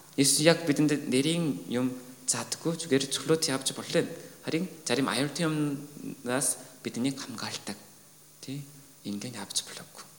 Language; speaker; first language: Mongolian; non-native, fluent; Korean